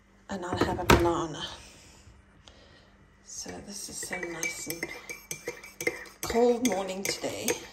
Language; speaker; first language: English; native; English